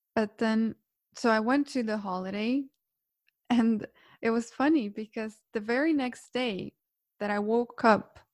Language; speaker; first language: English; non-native, fluent; Croatian